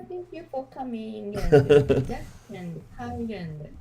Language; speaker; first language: English; non-native, learner; Japanese